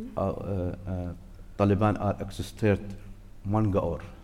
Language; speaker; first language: Norwegian; non-native, learner; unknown